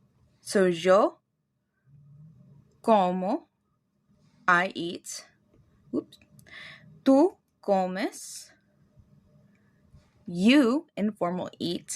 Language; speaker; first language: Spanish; non-native, fluent; English